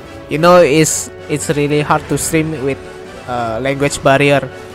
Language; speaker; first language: English; non-native, learner; Indonesian